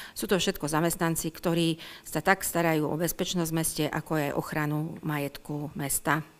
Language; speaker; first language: Slovak; native; Slovak